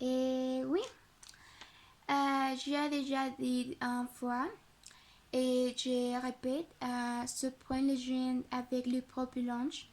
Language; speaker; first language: French; non-native, learner; Spanish